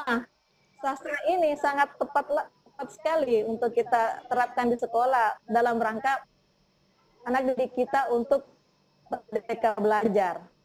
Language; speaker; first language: Indonesian; native; Indonesian